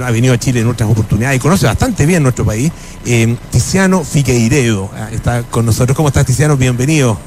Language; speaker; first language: Spanish; native; Spanish